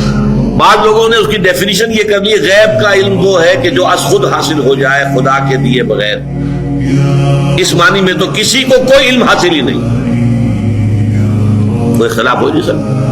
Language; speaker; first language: Urdu; native; Urdu